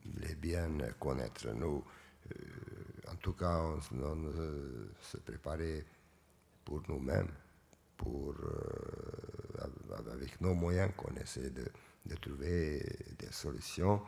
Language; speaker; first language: French; non-native, fluent; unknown